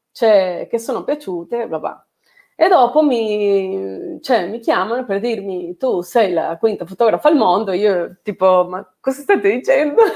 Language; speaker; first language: Italian; non-native, fluent; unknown